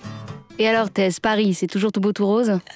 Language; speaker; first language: French; native; French